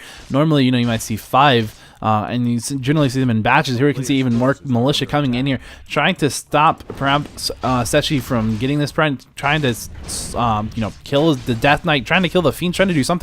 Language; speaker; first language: English; native; English